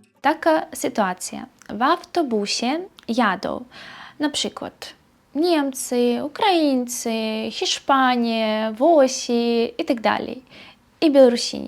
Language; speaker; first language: Polish; non-native, fluent; Belarusian